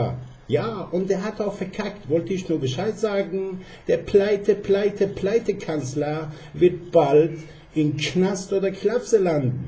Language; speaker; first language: German; non-native, fluent; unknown